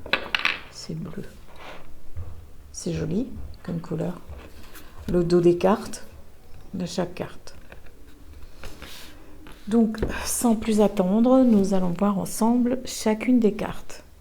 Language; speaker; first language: French; native; French